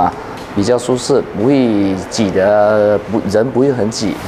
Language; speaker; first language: Chinese; native; Chinese